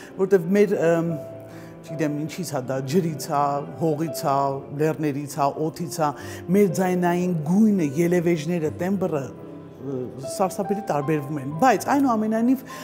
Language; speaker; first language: Armenian; native; Armenian